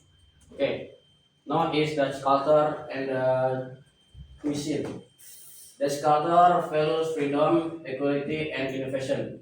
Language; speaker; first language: English; non-native, learner; Indonesian